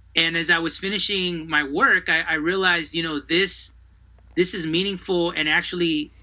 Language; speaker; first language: English; early bilingual, other home language; Spanish